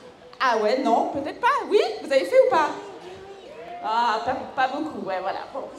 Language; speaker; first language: French; native; French